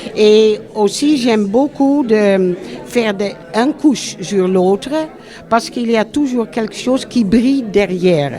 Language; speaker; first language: French; non-native, fluent; Dutch